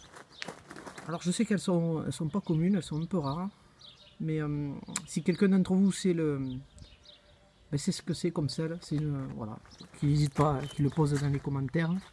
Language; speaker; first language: French; native; French